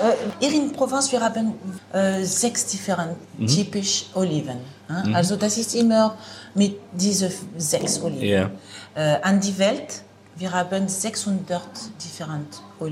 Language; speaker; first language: German; non-native, learner; French